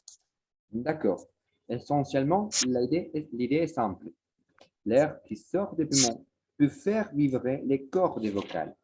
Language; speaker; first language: French; non-native, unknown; Spanish